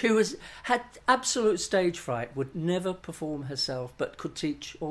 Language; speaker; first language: English; native; English